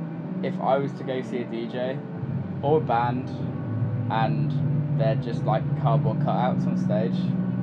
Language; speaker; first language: English; native; English